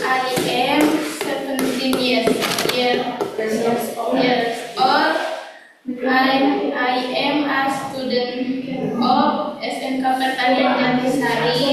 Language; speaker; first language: English; non-native, learner; Indonesian